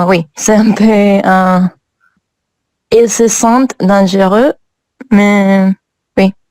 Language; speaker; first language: French; non-native, learner; English